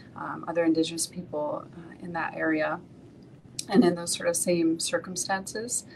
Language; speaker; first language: English; native; English